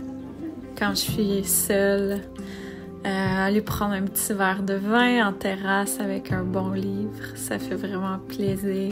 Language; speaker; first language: French; native; French